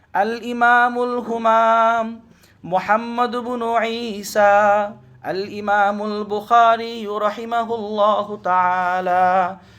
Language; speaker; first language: Arabic; non-native, fluent; Bangla